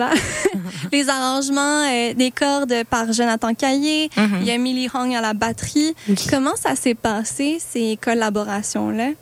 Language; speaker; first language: French; native; French